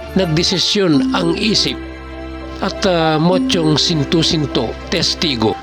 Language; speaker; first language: Filipino; native; Filipino